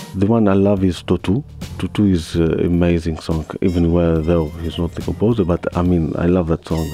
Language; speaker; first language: English; non-native, learner; Arabic